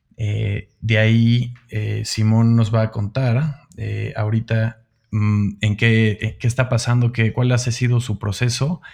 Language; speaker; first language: Spanish; native; Spanish